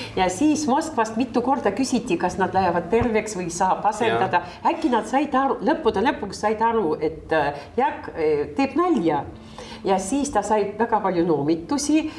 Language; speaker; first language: Estonian; non-native, local second language; Russian